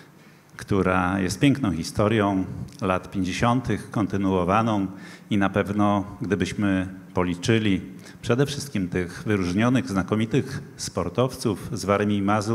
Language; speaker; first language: Polish; native; Polish